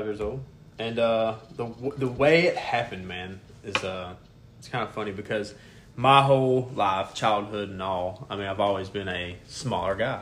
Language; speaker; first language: English; native; English